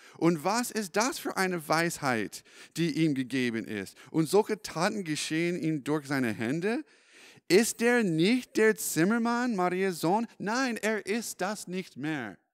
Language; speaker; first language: German; non-native, fluent; English